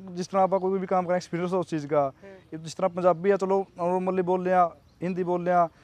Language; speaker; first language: Punjabi; non-native, local second language; Haryanvi